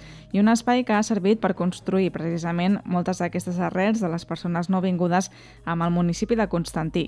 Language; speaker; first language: Catalan; native; Catalan